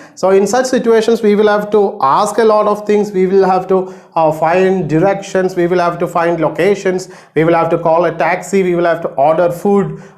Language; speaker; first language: English; non-native, local second language; Malayalam